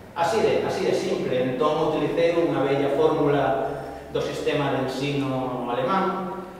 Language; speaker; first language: Galician; non-native, local second language; Spanish